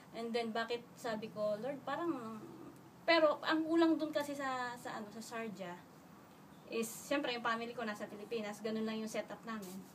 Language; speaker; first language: Filipino; native; Filipino